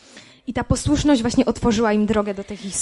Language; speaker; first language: Polish; native; Polish